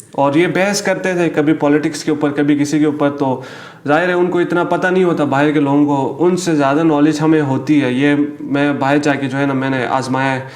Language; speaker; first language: Urdu; native; Urdu